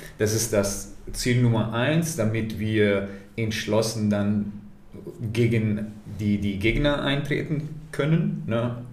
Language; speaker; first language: German; non-native, fluent; Italian